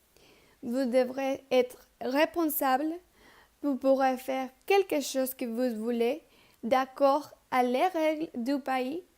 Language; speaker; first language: French; non-native, learner; Spanish